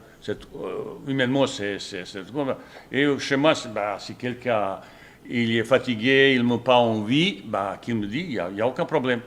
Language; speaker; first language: French; non-native, fluent; Bosnian